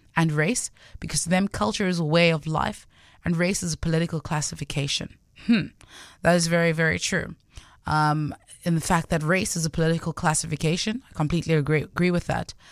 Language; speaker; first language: English; non-native, local second language; Southern Sotho